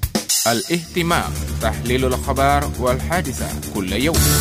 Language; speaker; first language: Arabic; non-native, fluent; Indonesian